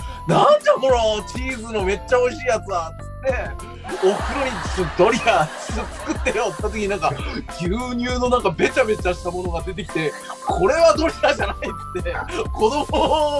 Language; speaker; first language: Japanese; native; Japanese